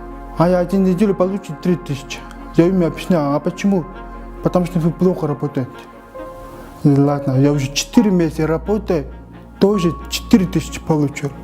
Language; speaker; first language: Russian; non-native, local second language; Kyrgyz